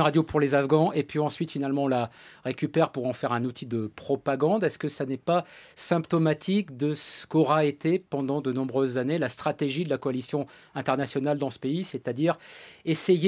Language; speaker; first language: French; native; French